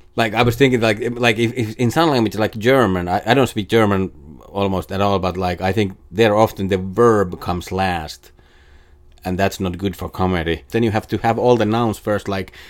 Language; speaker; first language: English; non-native, fluent; Finnish